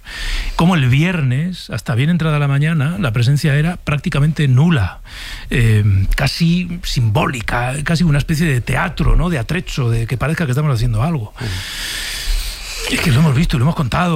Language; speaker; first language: Spanish; native; Spanish